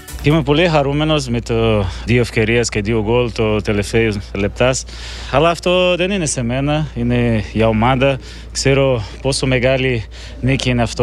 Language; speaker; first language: Greek; non-native, learner; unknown